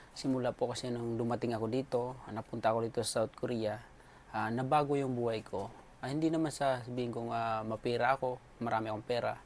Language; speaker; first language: Filipino; non-native, local second language; Cebuano